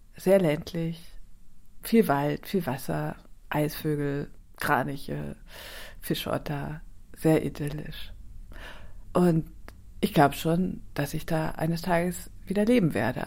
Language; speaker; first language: German; native; German